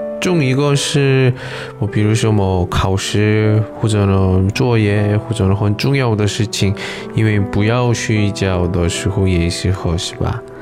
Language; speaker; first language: Chinese; non-native, learner; Korean